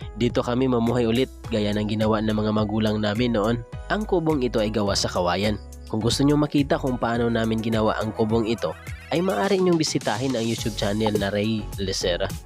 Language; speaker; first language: Filipino; non-native, local second language; Cebuano